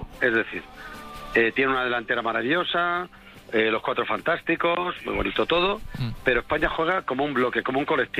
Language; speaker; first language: Spanish; native; Spanish